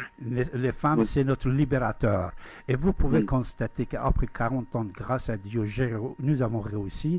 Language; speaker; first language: French; non-native, fluent; Persian